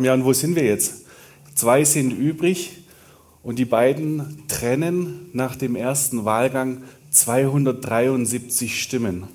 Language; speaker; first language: German; native; German